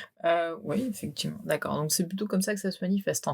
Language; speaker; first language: French; native; French